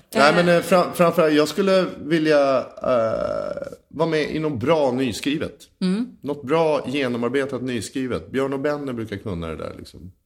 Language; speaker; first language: Swedish; native; Swedish